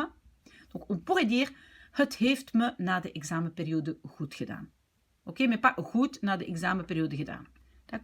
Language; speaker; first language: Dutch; non-native, fluent; French